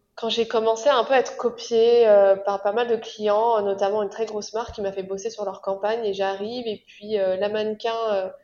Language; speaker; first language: French; native; French